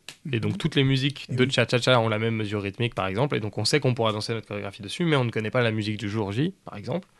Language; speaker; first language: French; native; French